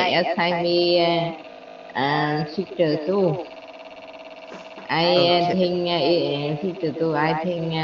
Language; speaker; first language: English; non-native, learner; Vietnamese